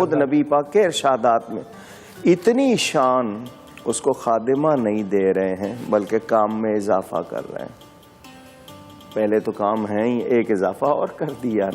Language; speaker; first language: Urdu; native; Urdu